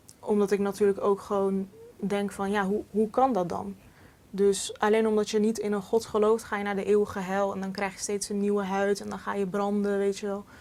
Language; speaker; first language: Dutch; early bilingual, other home language; Turkish